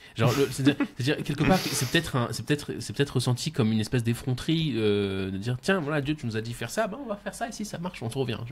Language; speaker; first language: French; native; French